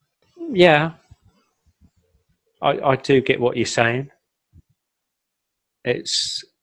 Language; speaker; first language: English; native; English